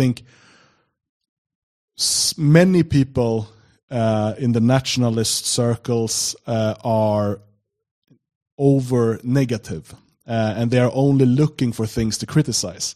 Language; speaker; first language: English; non-native, fluent; Swedish